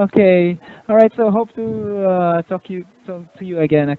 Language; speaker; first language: English; non-native, local second language; Filipino